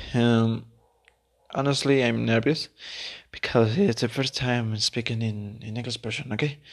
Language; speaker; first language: English; non-native, learner; Spanish